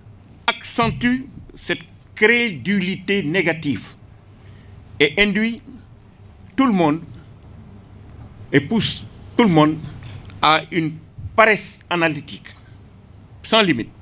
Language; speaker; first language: French; non-native, local second language; Wolof